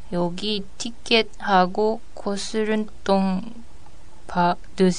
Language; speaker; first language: Korean; non-native, learner; Japanese